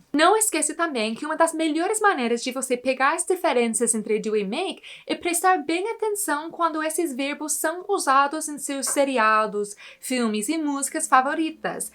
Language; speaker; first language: Portuguese; non-native, fluent; English